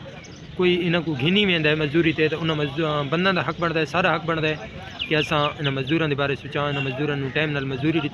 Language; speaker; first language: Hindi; non-native, local second language; Saraiki